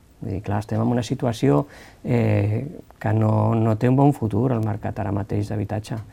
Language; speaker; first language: Catalan; native; Catalan